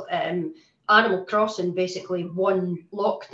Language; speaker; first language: English; native; English